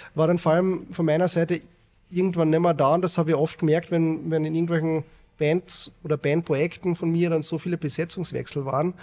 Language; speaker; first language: German; native; German